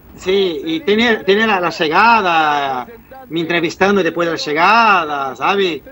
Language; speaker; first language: Spanish; non-native, learner; Portuguese